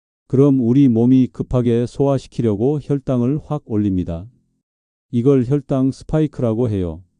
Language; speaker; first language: Korean; native; Korean